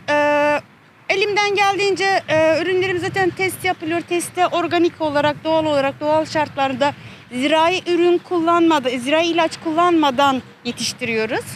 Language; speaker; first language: Turkish; native; Turkish